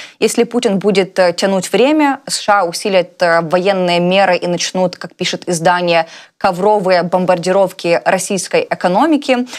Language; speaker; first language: Russian; non-native, local second language; Ukrainian